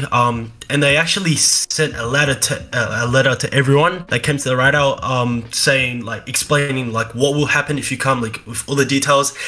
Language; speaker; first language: English; native; English